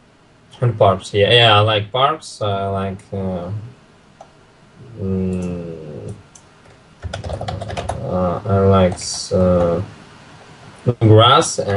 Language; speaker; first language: English; non-native, learner; Russian